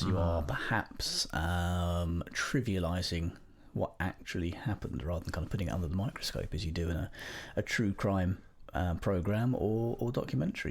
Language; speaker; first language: English; native; English